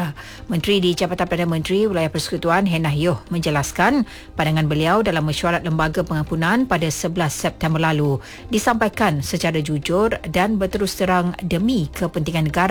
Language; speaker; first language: Malay; native; Malay